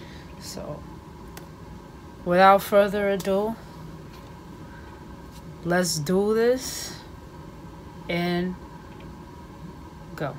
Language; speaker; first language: English; native; English